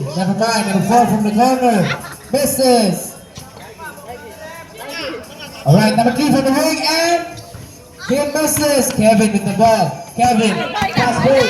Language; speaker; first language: English; non-native, local second language; Indonesian